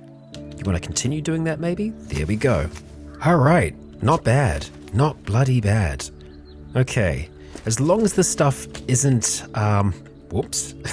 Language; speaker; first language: English; native; English